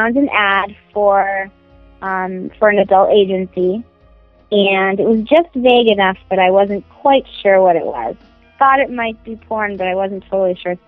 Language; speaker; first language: English; native; English